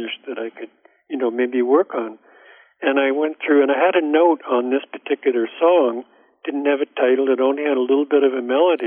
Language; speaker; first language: English; native; English